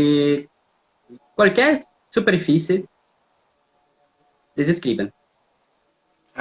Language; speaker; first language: Spanish; non-native, learner; Portuguese